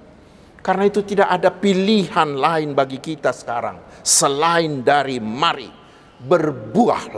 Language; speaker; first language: Indonesian; non-native, local second language; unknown